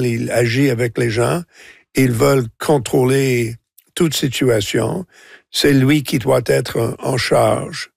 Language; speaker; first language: French; non-native, local second language; English